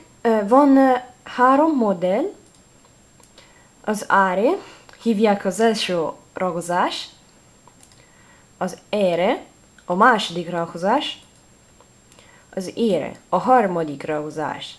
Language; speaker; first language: Hungarian; non-native, learner; Italian